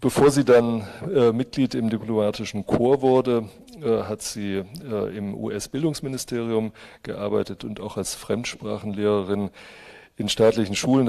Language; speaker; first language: German; native; German